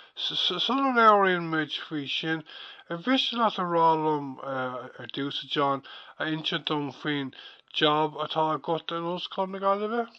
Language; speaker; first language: Irish; non-native, local second language; English